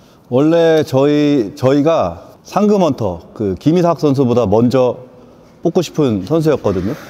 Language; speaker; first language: Korean; native; Korean